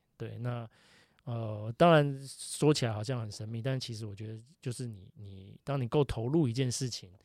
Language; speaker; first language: Chinese; native; Chinese